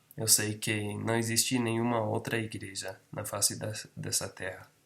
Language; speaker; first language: Portuguese; non-native, fluent; English